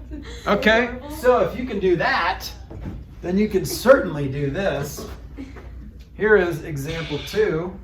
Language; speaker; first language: English; native; English